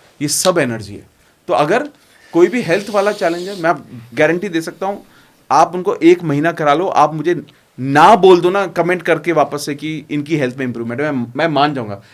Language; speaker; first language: Hindi; native; Hindi